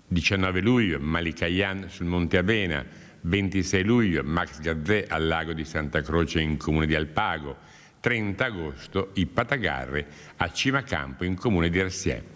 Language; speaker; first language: Italian; native; Italian